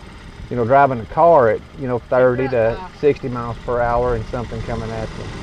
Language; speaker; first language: English; native; English